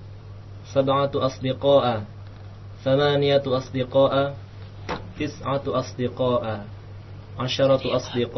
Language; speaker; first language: Arabic; non-native, learner; Indonesian